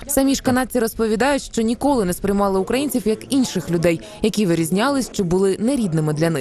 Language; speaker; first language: Ukrainian; native; Ukrainian